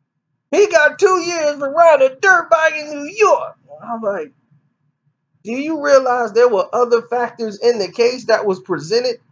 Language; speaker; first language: English; native; English